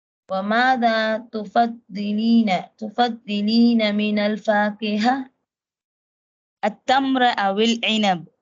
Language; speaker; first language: Arabic; non-native, learner; Tamil